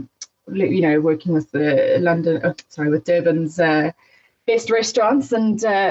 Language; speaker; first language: English; native; English